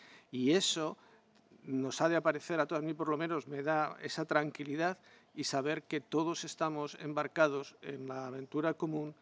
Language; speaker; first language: Spanish; native; Spanish